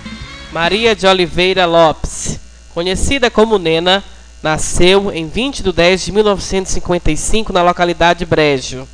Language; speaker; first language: Portuguese; native; Portuguese